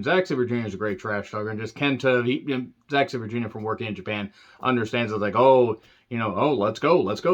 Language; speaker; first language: English; native; English